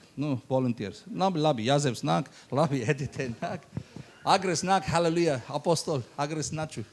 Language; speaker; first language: Latvian; non-native, learner; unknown